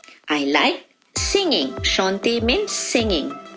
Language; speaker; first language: English; non-native, local second language; Malay